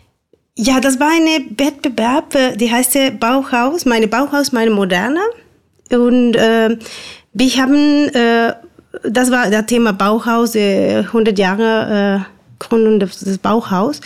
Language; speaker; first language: German; non-native, fluent; Spanish